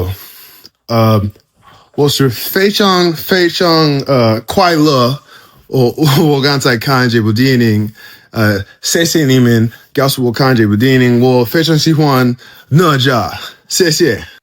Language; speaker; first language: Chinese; non-native, learner; English